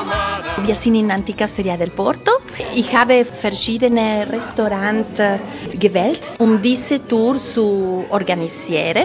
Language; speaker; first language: German; non-native, learner; Italian